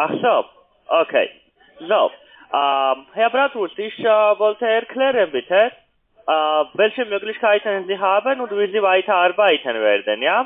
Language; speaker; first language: German; non-native, learner; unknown